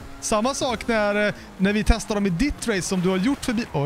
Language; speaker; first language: Swedish; native; Swedish